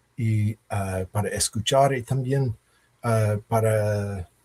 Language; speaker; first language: Spanish; non-native, learner; English